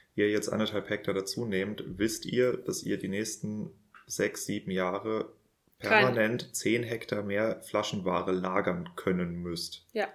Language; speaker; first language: German; native; German